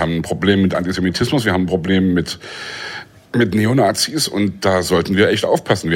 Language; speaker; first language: German; native; German